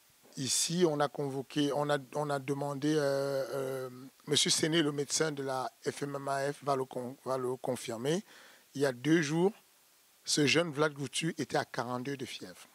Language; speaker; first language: French; native; French